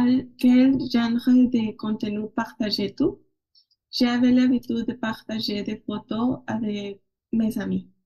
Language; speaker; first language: French; non-native, learner; Spanish